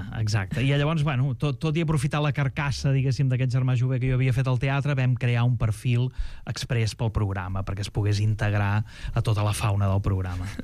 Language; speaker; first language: Catalan; native; Catalan